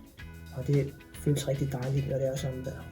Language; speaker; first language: Danish; non-native, local second language; Kalaallisut